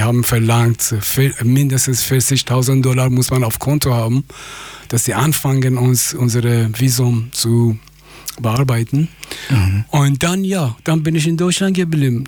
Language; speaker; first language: German; non-native, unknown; Persian